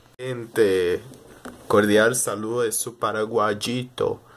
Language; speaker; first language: Spanish; early bilingual, heritage; Portuguese